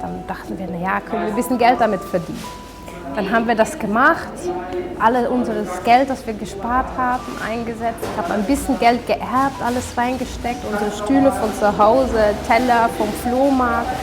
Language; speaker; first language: German; non-native, fluent; Dutch